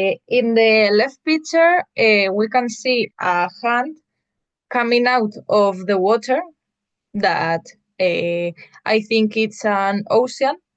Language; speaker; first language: English; non-native, learner; Spanish